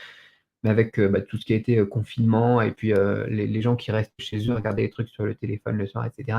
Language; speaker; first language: French; native; French